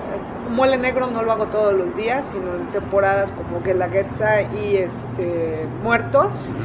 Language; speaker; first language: Spanish; native; Spanish